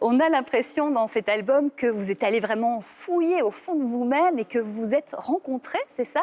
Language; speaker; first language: French; native; French